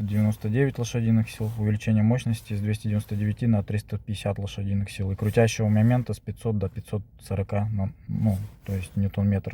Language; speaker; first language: Russian; native; Russian